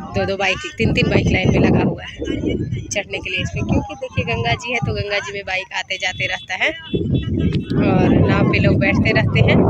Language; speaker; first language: Hindi; native; Hindi